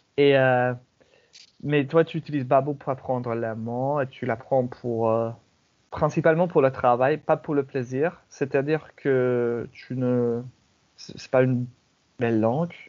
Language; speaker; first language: French; non-native, fluent; English